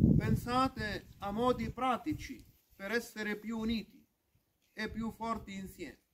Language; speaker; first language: Italian; non-native, fluent; Arabic